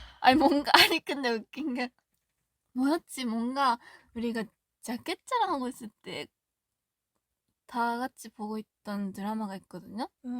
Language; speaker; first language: Korean; non-native, fluent; Japanese